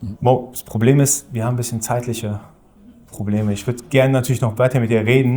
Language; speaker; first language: German; native; German